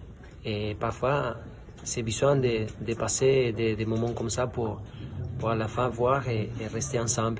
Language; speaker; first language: French; non-native, fluent; Spanish